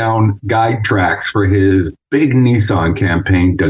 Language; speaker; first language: English; native; English